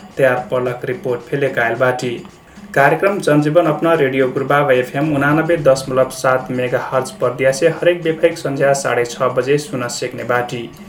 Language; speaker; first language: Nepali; native; Nepali